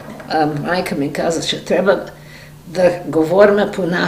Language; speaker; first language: Bulgarian; early bilingual, heritage; Macedonian